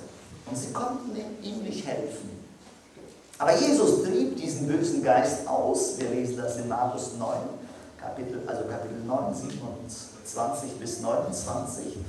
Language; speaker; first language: German; non-native, fluent; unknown